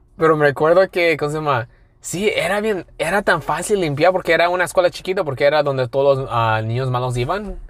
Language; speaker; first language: Spanish; early bilingual, other home language; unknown